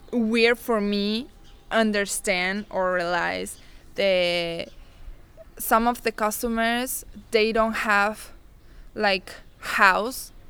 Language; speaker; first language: English; non-native, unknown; Spanish